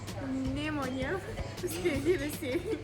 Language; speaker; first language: Russian; non-native, learner; Mongolian